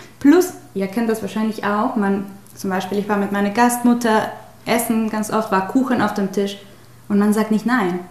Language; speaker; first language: German; non-native, fluent; Spanish